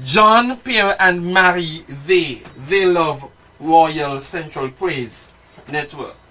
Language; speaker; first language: English; non-native, fluent; French